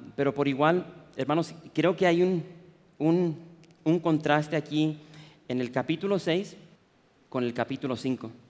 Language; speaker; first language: Spanish; early bilingual, heritage; Spanish